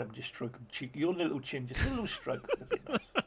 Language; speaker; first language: English; native; English